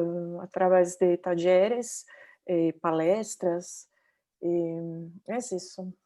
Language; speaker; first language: Spanish; non-native, learner; Portuguese